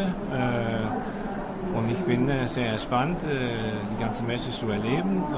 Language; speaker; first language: German; non-native, learner; Danish